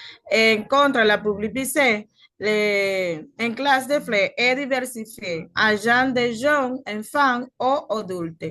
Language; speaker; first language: French; non-native, learner; Spanish